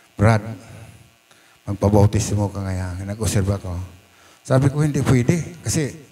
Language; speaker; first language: Filipino; non-native, local second language; Bikol